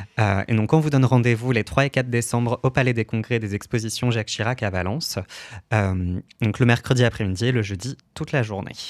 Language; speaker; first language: French; native; French